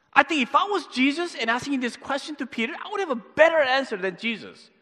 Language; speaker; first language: English; native; English